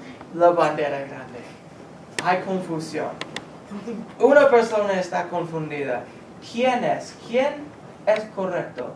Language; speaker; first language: Spanish; non-native, fluent; English